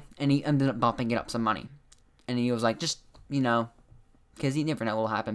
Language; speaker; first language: English; native; English